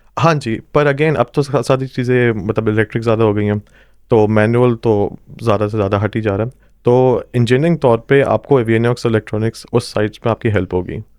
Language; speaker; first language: Urdu; non-native, local second language; Punjabi